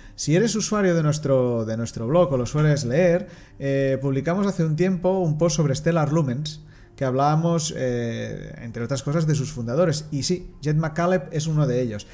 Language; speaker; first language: Spanish; non-native, local second language; Catalan